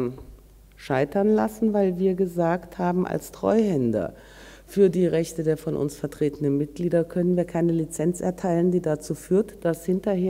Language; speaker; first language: German; native; German